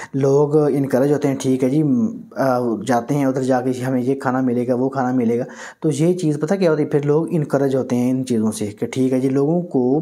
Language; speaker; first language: Urdu; non-native, local second language; Punjabi